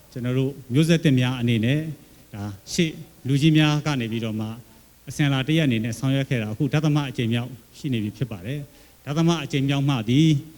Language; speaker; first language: Burmese; non-native, local second language; Akha